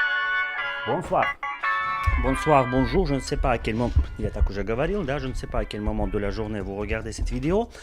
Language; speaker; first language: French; non-native, fluent; Russian